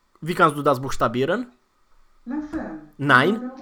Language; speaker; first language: German; non-native, fluent; Romanian